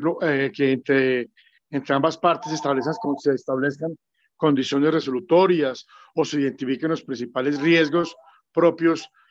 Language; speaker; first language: Spanish; native; Spanish